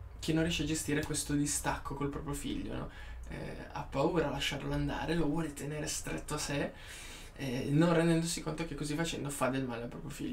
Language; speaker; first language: Italian; native; Italian